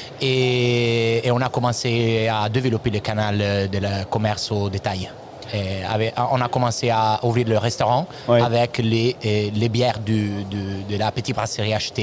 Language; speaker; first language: French; non-native, learner; Italian